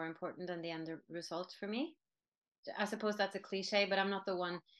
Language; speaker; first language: English; non-native, fluent; Norwegian